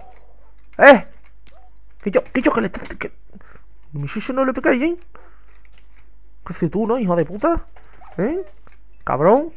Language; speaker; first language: Spanish; native; Spanish